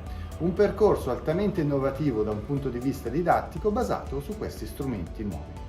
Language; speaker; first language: Italian; native; Italian